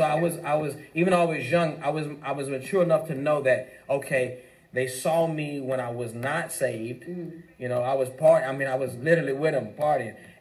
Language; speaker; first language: English; native; English